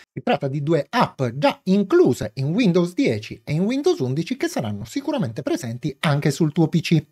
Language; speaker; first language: Italian; native; Italian